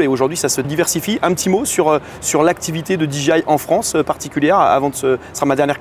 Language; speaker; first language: French; native; French